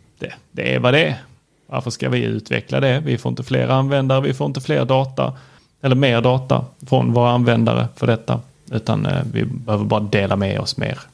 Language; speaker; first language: Swedish; native; Swedish